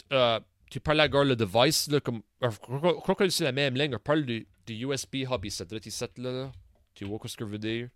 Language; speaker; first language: French; early bilingual, heritage; French